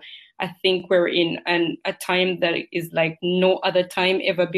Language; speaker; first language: English; non-native, local second language; Ganda